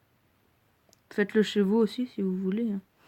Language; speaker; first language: French; native; French